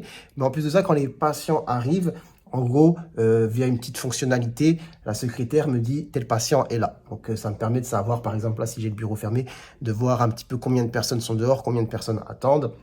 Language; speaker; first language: French; native; French